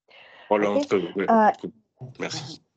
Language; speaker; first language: French; non-native, learner; English